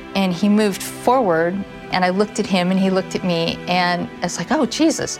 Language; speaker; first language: English; native; English